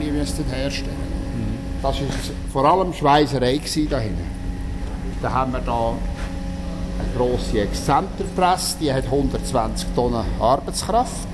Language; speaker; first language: German; native; German